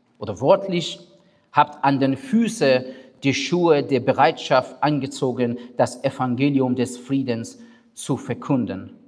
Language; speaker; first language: German; non-native, fluent; Persian